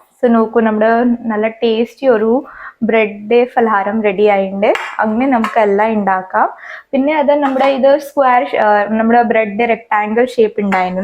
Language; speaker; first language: Malayalam; non-native, local second language; Hindi